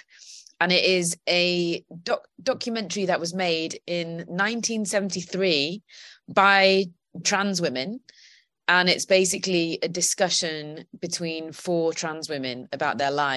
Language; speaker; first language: English; native; English